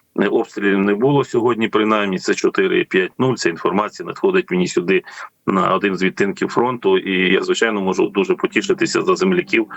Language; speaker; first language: Ukrainian; native; Ukrainian